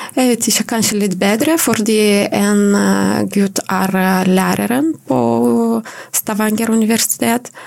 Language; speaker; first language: Norwegian; non-native, learner; Romanian